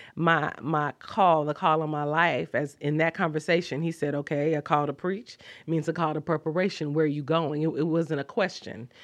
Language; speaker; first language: English; native; English